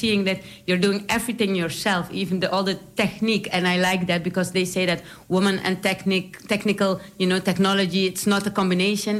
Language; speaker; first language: English; non-native, fluent; Dutch